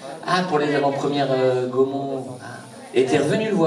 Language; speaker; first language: French; native; French